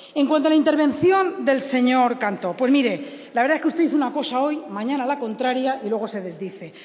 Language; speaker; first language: Spanish; native; Spanish